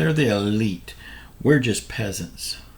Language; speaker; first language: English; native; English